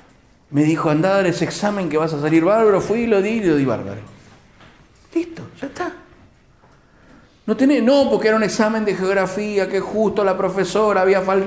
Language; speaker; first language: Spanish; native; Spanish